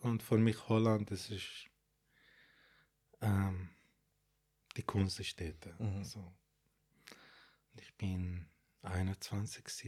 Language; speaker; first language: German; non-native, fluent; Arabic